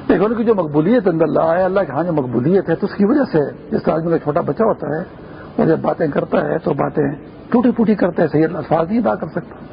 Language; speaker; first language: Urdu; non-native, local second language; Pashto